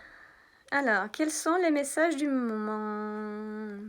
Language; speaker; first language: French; native; French